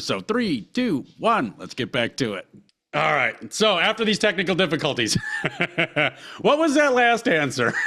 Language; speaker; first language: English; native; English